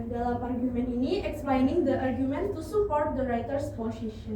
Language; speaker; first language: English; non-native, learner; Indonesian